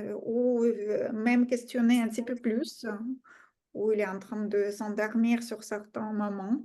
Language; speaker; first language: French; non-native, fluent; Russian